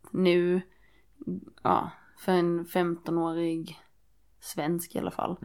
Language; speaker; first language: Swedish; native; Swedish